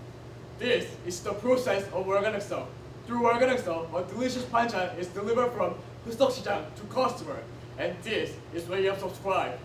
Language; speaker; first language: English; non-native, learner; Korean